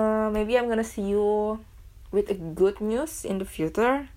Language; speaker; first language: English; non-native, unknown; Indonesian